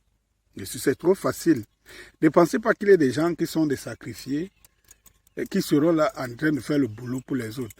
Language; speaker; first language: French; native; French